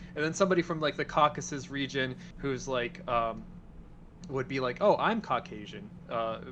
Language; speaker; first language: English; early bilingual, other home language; Spanish